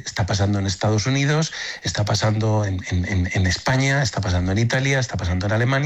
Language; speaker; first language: Spanish; native; Spanish